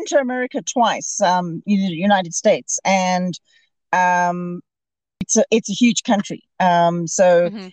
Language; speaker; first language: English; native; English